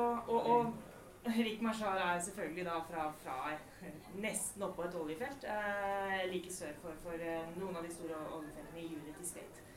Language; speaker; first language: Norwegian; native; Norwegian